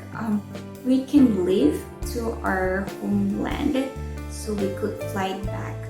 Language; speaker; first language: English; non-native, fluent; Korean